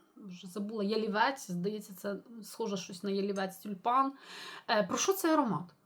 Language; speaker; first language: Ukrainian; non-native, local second language; Russian